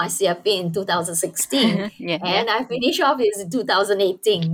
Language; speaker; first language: English; non-native, local second language; Chinese